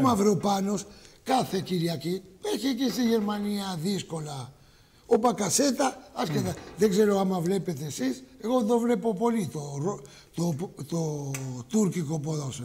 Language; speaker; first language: Greek; early bilingual, heritage; Greek